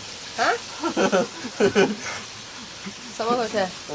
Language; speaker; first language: Chinese; non-native, learner; Indonesian